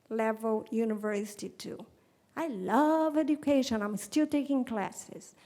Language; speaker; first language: English; non-native, fluent; Portuguese